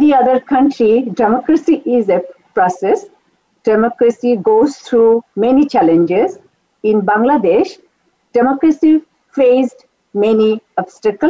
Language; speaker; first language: English; non-native, local second language; Bangla